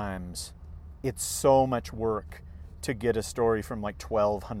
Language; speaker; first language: English; early bilingual, other home language; Spanish